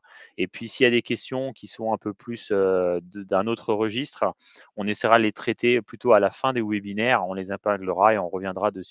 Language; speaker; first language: French; native; French